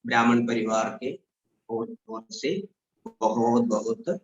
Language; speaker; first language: Hindi; non-native, local second language; Malayalam